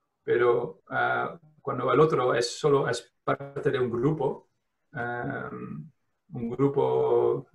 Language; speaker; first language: Spanish; non-native, fluent; Dutch